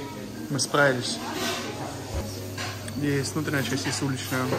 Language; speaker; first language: Russian; native; Russian